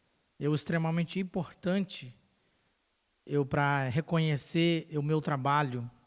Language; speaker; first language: Portuguese; non-native, local second language; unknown